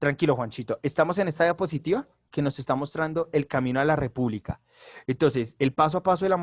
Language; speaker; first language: Spanish; native; Spanish